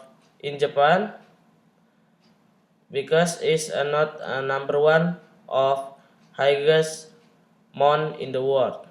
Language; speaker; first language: English; non-native, learner; Indonesian